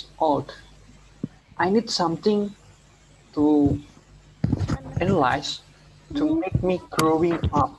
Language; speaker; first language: English; non-native, learner; Indonesian